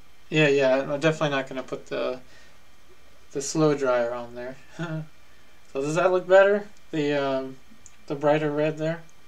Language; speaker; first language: English; early bilingual, other home language; Spanish